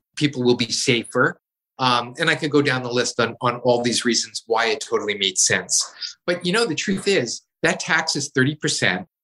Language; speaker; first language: English; native; English